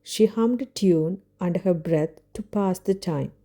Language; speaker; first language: English; non-native, local second language; Tamil